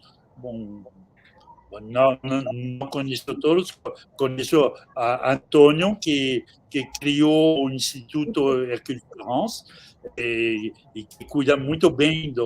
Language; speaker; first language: Portuguese; non-native, fluent; French